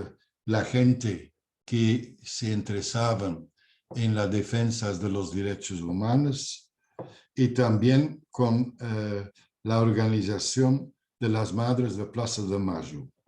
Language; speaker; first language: Spanish; non-native, fluent; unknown